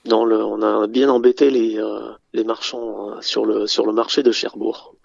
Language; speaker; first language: French; early bilingual, other home language; English